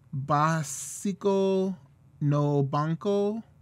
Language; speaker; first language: Portuguese; non-native, learner; English